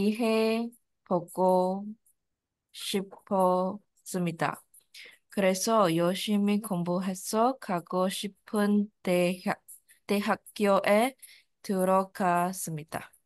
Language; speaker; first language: Korean; non-native, learner; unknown